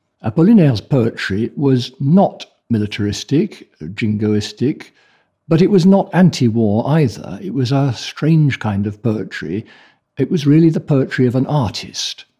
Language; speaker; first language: English; native; English